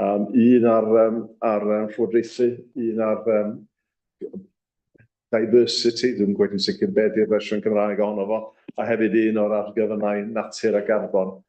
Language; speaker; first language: Welsh; native; Welsh